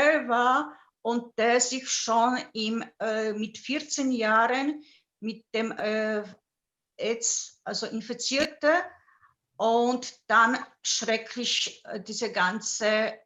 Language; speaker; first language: German; non-native, fluent; Polish